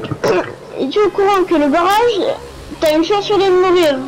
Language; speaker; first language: French; native; French